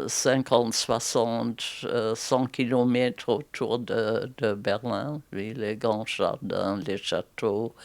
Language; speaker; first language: French; non-native, fluent; German